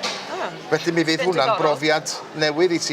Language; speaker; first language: Welsh; native; Welsh